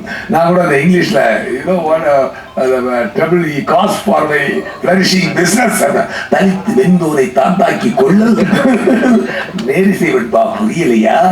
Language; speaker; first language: Tamil; native; Tamil